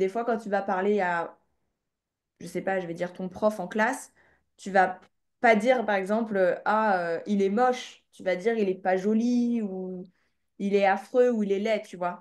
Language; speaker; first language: French; native; French